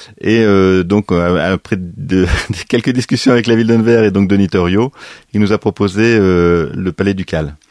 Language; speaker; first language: French; native; French